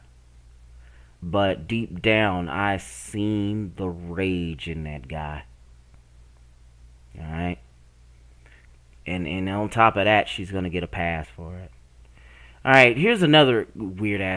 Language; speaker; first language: English; native; English